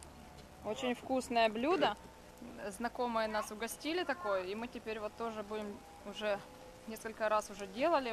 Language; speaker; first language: Russian; non-native, local second language; Ukrainian